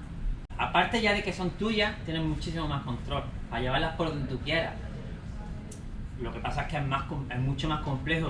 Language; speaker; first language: Spanish; native; Spanish